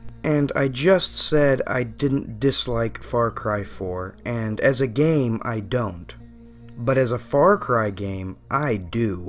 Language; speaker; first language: English; native; English